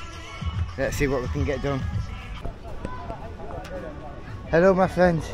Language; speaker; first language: English; native; English